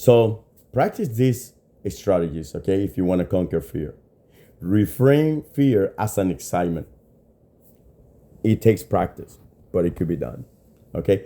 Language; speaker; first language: English; non-native, fluent; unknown